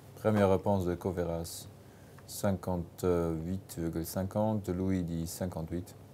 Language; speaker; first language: French; native; French